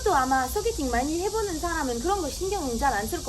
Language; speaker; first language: Korean; non-native, fluent; French